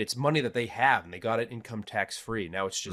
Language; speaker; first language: English; native; English